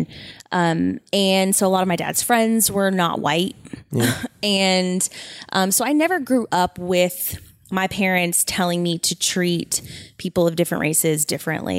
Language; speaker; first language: English; native; English